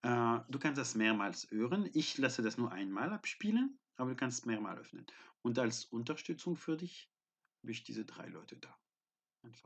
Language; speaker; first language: German; non-native, fluent; French